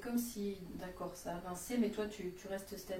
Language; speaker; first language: French; native; French